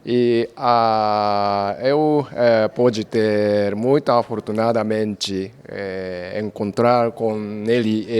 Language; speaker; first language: Portuguese; non-native, fluent; Japanese